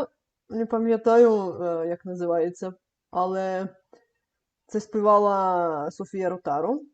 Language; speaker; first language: Ukrainian; non-native, learner; Bulgarian